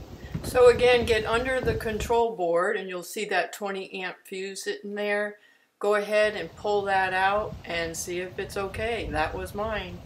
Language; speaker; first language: English; native; English